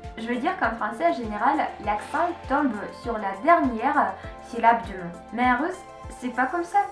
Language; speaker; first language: French; non-native, learner; Russian